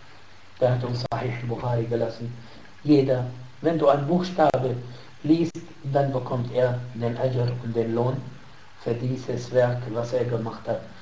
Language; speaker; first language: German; non-native, fluent; Arabic